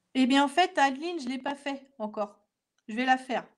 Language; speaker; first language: French; native; French